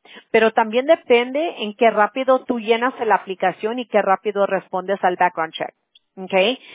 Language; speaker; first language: Spanish; early bilingual, heritage; Spanish